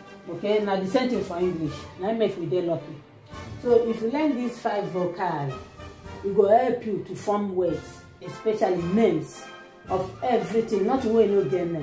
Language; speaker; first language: English; non-native, local second language; Igbo